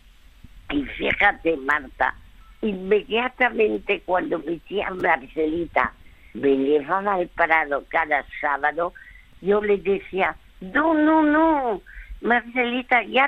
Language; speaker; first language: Spanish; early bilingual, other home language; French